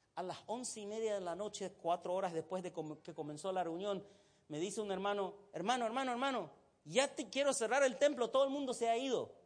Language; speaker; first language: Spanish; non-native, fluent; Arabic